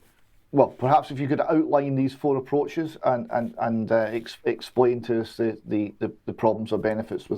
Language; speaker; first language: English; native; English